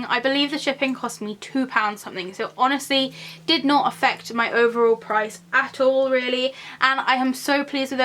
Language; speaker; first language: English; native; English